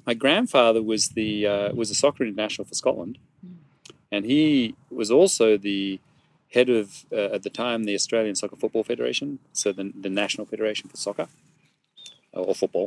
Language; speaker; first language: English; native; English